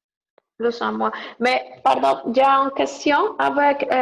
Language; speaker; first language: French; non-native, learner; Spanish